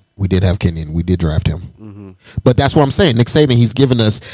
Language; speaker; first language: English; native; English